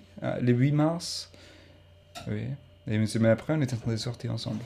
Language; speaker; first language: French; non-native, fluent; Spanish